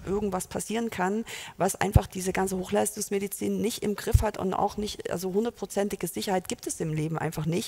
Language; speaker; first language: German; native; German